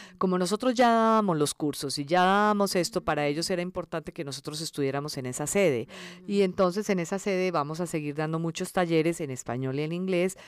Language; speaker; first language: Spanish; early bilingual, other home language; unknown